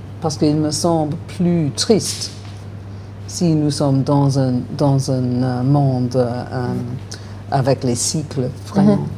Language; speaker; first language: French; non-native, learner; English